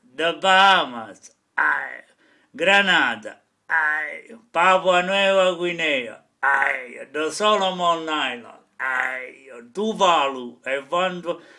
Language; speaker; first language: English; non-native, fluent; Italian